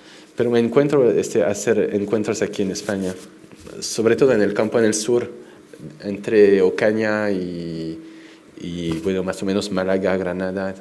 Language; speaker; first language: Spanish; non-native, fluent; French